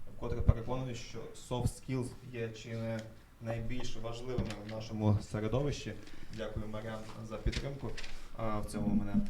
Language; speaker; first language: Ukrainian; native; Ukrainian